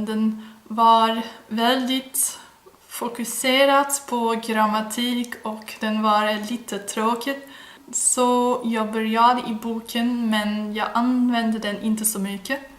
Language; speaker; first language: Swedish; non-native, learner; Dutch